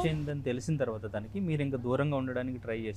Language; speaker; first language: Telugu; native; Telugu